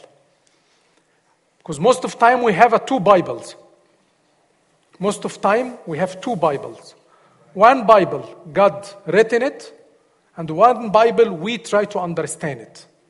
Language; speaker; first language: English; non-native, learner; Arabic